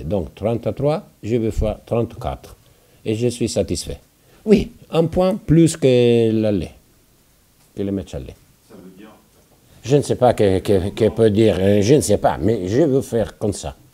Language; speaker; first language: French; non-native, fluent; Italian